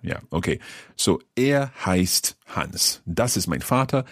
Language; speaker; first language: German; non-native, learner; English